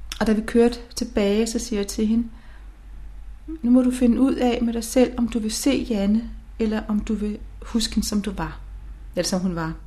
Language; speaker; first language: Danish; native; Danish